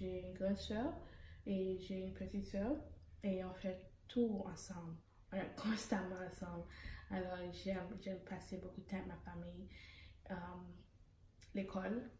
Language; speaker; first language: French; early bilingual, heritage; Haitian Creole